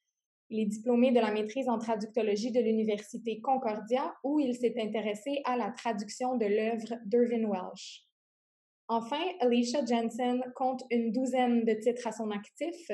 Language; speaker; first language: French; native; French